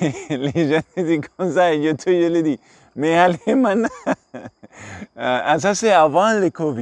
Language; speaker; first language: French; non-native, learner; English